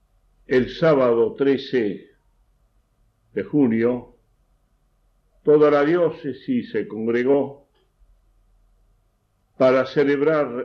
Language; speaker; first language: Spanish; native; Spanish